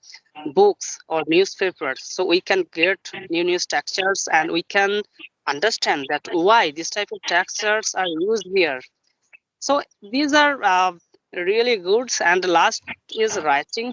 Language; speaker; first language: English; non-native, local second language; Bangla